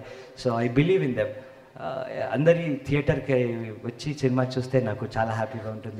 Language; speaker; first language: Telugu; non-native, learner; Kannada